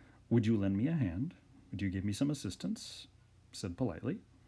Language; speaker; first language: English; native; English